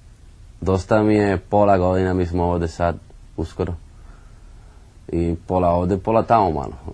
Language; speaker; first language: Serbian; non-native, learner; Spanish